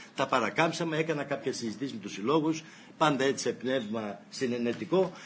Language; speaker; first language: Greek; native; Greek